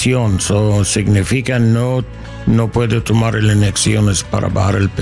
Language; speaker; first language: Spanish; non-native, learner; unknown